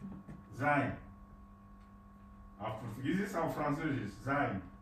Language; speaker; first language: German; non-native, fluent; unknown